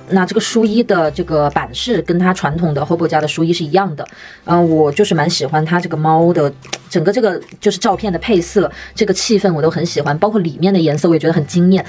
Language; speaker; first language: Chinese; native; Chinese